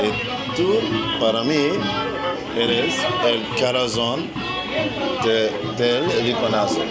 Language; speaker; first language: Spanish; non-native, learner; English